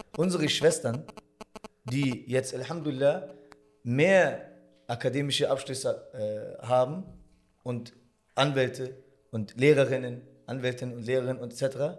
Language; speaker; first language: German; early bilingual, other home language; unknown